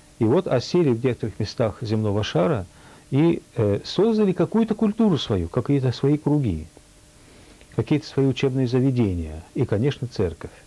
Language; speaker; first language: Russian; early bilingual, heritage; Russian